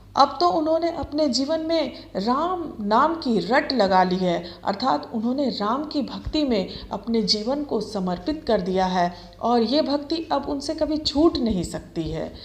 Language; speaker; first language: Hindi; native; Hindi